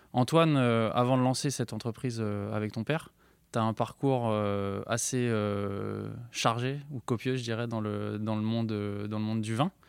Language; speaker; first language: French; native; French